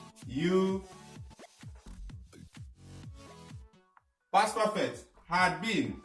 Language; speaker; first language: English; non-native, fluent; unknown